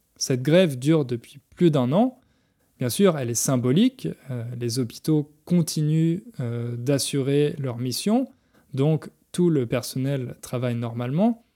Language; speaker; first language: French; native; French